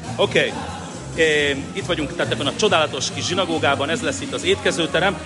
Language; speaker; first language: Hungarian; native; Hungarian